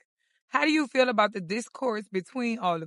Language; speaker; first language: English; native; English